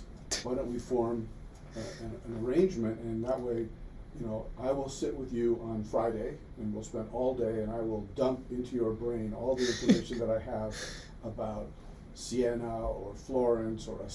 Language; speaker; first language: English; native; English